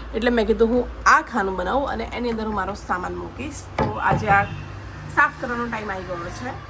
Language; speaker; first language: Gujarati; native; Gujarati